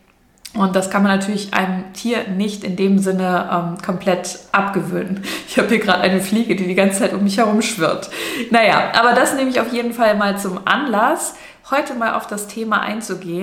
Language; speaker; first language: German; native; German